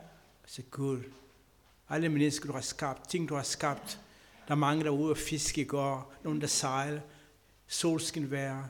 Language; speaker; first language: Danish; non-native, learner; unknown